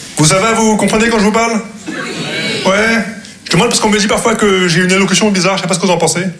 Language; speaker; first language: French; non-native, local second language; Arabic